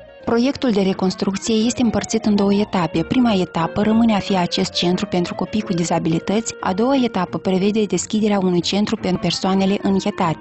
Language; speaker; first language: Romanian; native; Romanian